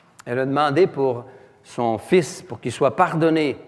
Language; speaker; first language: French; native; French